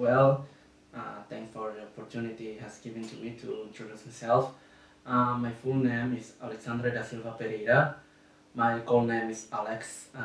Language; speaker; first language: English; non-native, learner; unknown